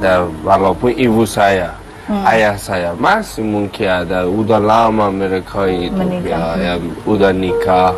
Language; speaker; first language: Indonesian; non-native, learner; Persian